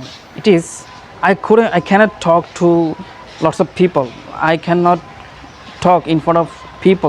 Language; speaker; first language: English; non-native, learner; Bangla